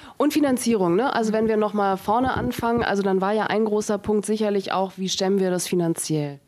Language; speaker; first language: German; native; German